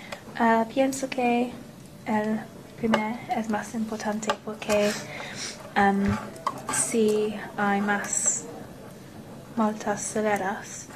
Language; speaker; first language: Spanish; non-native, learner; English